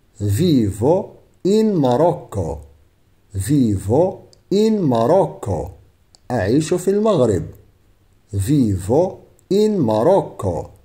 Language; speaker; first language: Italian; non-native, fluent; Arabic